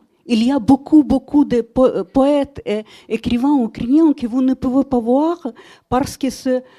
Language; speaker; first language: French; non-native, fluent; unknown